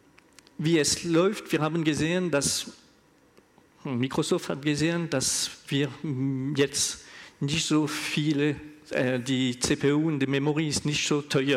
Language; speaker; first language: German; non-native, learner; French